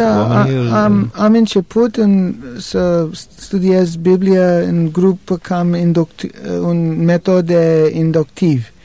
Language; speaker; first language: Romanian; non-native, learner; English